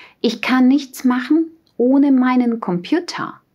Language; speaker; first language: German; non-native, fluent; Russian